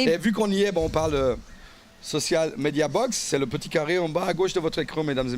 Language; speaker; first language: French; native; French